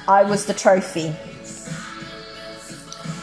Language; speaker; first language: English; native; English